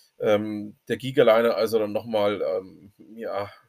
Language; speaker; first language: German; native; German